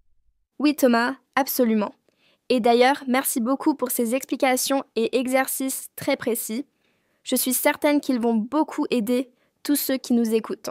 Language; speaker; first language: French; non-native, fluent; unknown